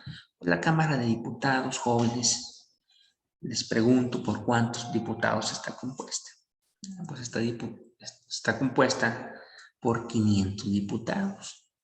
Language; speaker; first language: Spanish; native; Spanish